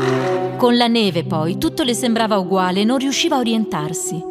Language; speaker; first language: Italian; native; Italian